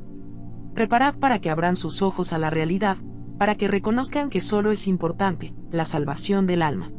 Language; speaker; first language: Spanish; native; Spanish